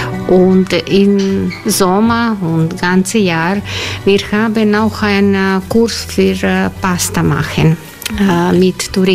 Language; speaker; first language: German; non-native, learner; Croatian